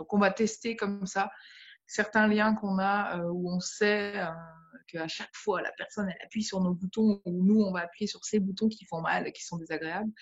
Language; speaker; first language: French; native; French